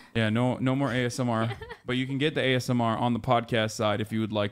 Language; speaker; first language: English; native; English